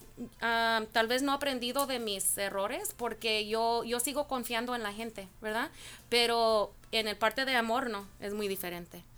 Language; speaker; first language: Spanish; early bilingual, heritage; Spanish